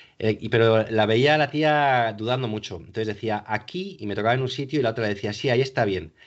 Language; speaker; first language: Spanish; native; Spanish